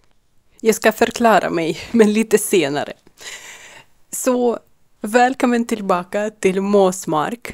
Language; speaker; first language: Swedish; non-native, learner; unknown